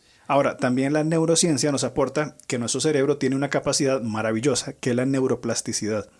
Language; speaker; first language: Spanish; native; Spanish